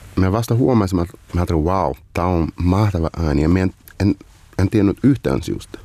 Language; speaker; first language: Finnish; non-native, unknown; Portuguese